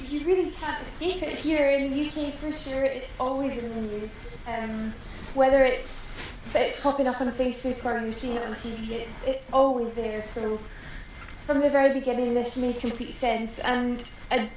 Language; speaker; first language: English; native; English